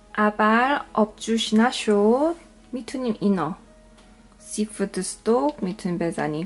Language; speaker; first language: Persian; non-native, learner; Korean